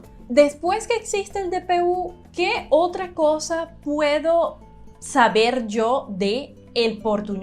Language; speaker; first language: Spanish; non-native, fluent; Portuguese